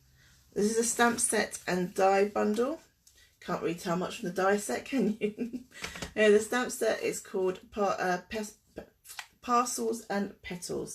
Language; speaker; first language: English; native; English